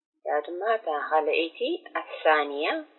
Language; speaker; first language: Arabic; non-native, learner; Tigrinya